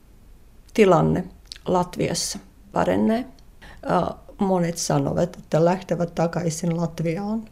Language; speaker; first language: Finnish; non-native, learner; Latvian